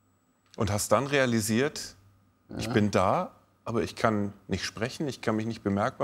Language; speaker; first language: German; native; German